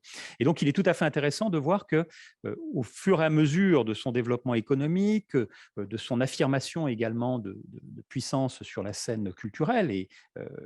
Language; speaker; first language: French; native; French